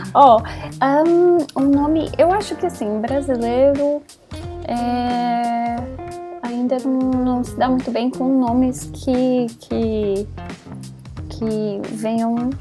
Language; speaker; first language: Portuguese; native; Portuguese